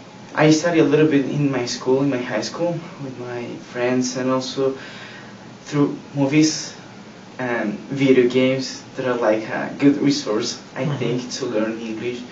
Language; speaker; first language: English; non-native, fluent; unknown